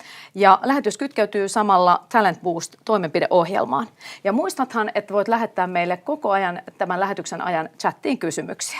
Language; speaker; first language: Finnish; native; Finnish